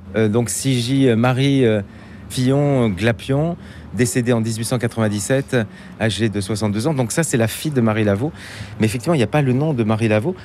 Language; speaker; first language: French; native; French